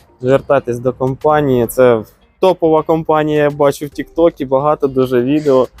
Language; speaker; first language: Ukrainian; native; Ukrainian